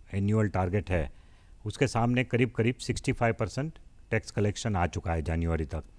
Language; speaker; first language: Hindi; non-native, local second language; Gujarati